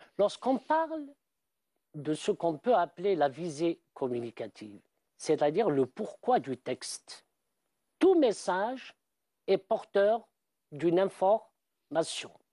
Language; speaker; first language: French; non-native, local second language; Arabic